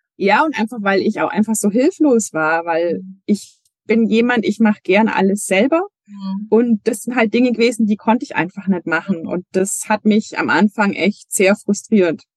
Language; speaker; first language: German; native; German